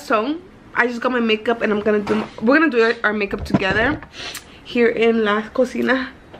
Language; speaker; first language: English; early bilingual, other home language; Spanish